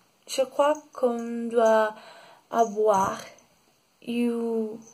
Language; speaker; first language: French; non-native, learner; Spanish